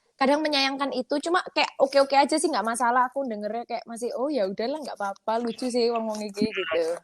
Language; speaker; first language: Indonesian; native; Indonesian